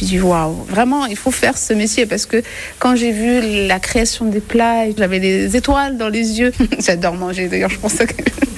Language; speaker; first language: French; non-native, local second language; Arabic